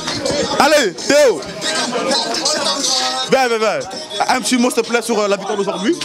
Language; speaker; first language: French; native; French